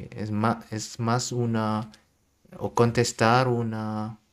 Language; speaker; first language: Spanish; non-native, learner; German